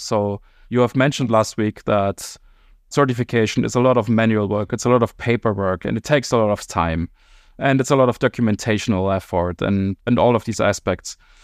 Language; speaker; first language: English; non-native, fluent; German